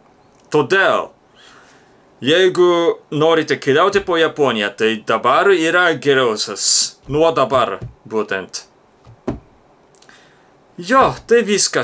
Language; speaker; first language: Lithuanian; non-native, fluent; Japanese